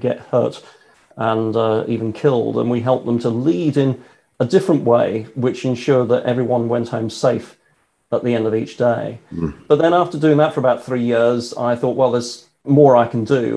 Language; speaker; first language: English; native; English